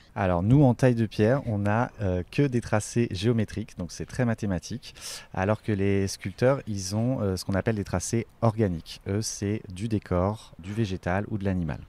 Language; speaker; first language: French; native; French